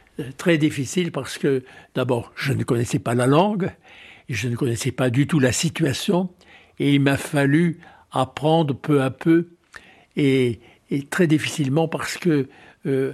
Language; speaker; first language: French; native; French